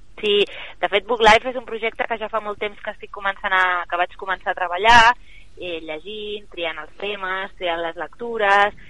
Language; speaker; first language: Catalan; native; Catalan